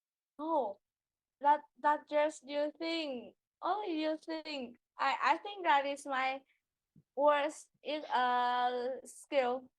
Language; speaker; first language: English; non-native, learner; Vietnamese